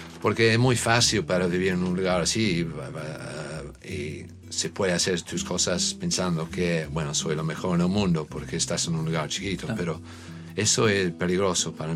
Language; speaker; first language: Spanish; non-native, learner; English